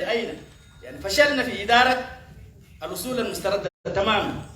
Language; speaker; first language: Arabic; native; Arabic